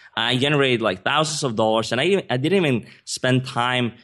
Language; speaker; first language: English; non-native, fluent; Swedish